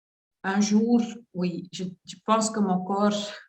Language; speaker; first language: French; non-native, learner; Dutch